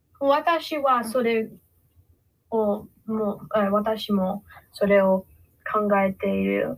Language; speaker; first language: Japanese; non-native, learner; English